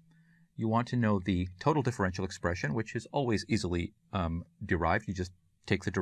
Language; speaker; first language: English; native; English